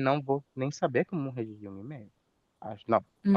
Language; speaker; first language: Portuguese; non-native, fluent; Spanish